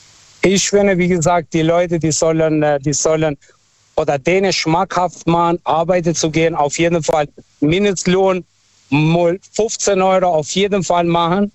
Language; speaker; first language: German; non-native, fluent; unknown